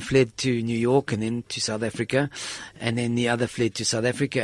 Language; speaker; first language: English; native; English